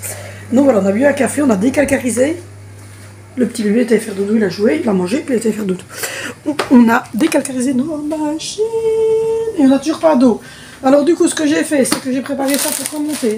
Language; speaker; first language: French; native; French